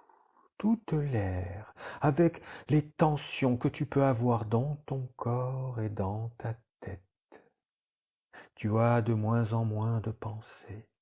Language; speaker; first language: French; native; French